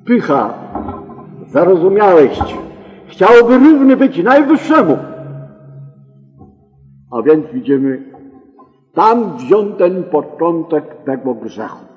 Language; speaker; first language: Polish; native; Polish